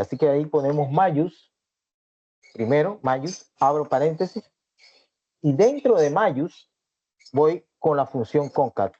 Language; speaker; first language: Spanish; native; Spanish